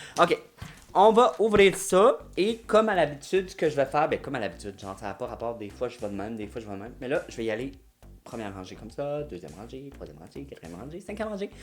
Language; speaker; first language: French; native; French